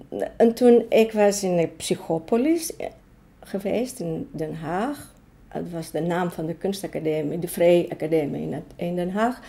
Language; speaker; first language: Dutch; non-native, fluent; Greek